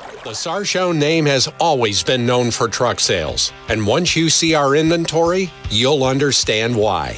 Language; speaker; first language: English; native; English